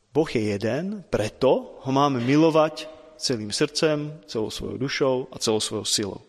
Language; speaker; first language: Slovak; native; Slovak